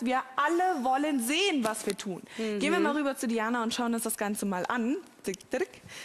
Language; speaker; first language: German; native; German